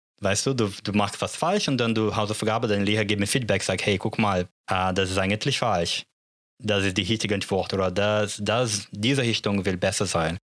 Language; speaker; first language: German; non-native, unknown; Portuguese